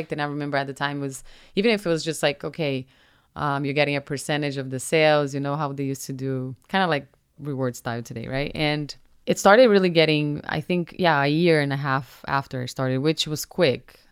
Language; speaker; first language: English; non-native, fluent; Portuguese